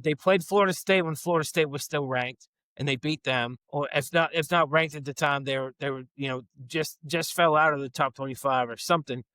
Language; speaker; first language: English; native; English